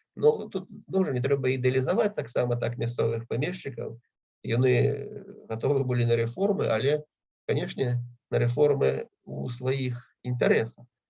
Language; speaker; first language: Belarusian; native; Belarusian